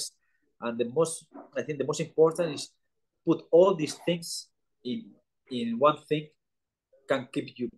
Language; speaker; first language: English; non-native, learner; Spanish